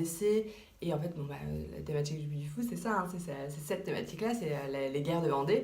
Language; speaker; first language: French; native; French